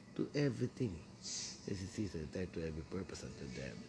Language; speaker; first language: English; non-native, local second language; Filipino